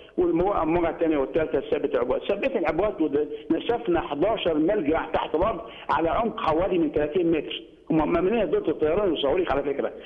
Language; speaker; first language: Egyptian Arabic; native; Egyptian Arabic